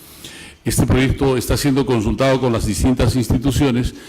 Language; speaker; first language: Spanish; native; Spanish